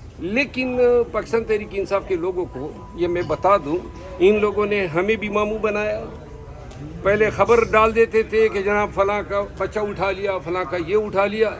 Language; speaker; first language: Urdu; non-native, local second language; Pashto